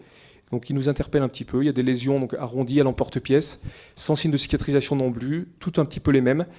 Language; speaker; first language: French; native; French